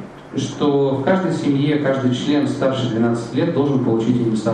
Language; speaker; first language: Russian; native; Russian